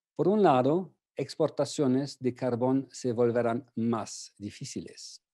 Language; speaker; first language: Spanish; non-native, fluent; German